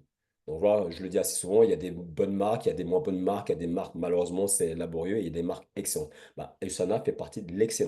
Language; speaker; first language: French; native; French